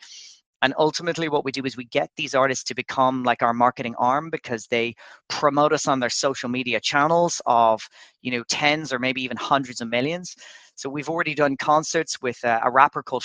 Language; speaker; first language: English; native; English